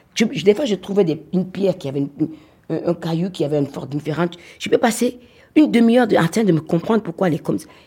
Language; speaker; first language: French; non-native, local second language; Fon